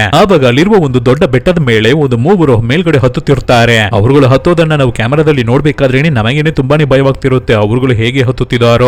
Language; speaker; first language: Kannada; native; Kannada